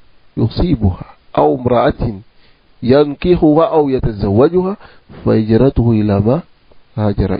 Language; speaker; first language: Arabic; non-native, fluent; Wolof